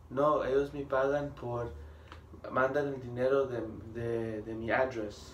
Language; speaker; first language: Spanish; early bilingual, heritage; Spanish